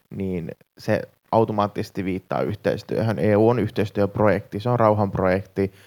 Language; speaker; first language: Finnish; native; Finnish